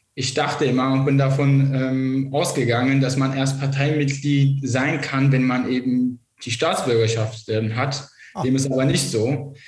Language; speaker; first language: German; non-native, local second language; Kurdish